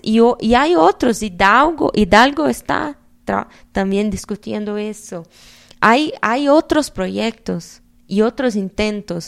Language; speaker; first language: Spanish; non-native, fluent; Portuguese